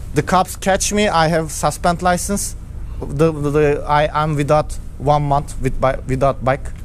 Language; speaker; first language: English; non-native, learner; Turkish